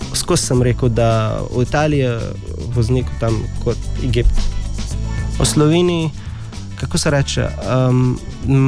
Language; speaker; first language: Slovenian; non-native, learner; Arabic